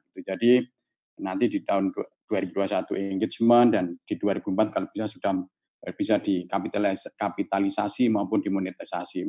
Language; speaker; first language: Indonesian; native; Indonesian